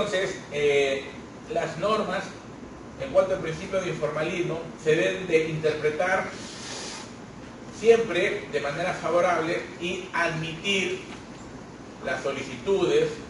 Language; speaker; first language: Spanish; native; Spanish